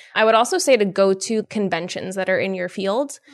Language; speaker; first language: English; native; English